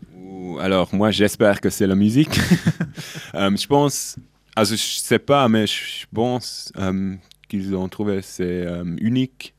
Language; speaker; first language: French; non-native, local second language; German